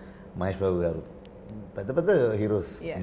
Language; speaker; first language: Telugu; non-native, learner; Kannada